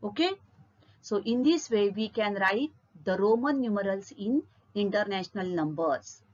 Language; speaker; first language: English; non-native, local second language; Marathi